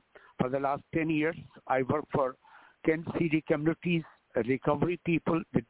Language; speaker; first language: English; non-native, local second language; Hindi